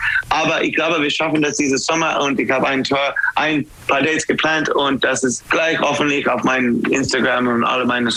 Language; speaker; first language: German; non-native, learner; English